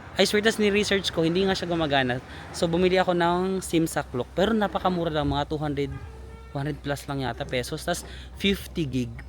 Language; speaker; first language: Filipino; non-native, local second language; Waray